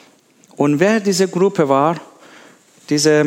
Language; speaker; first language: German; non-native, learner; Persian